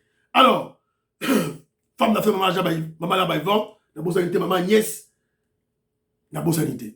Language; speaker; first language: French; non-native, local second language; Lingala